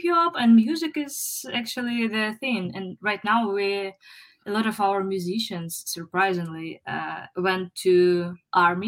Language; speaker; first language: English; non-native, fluent; Ukrainian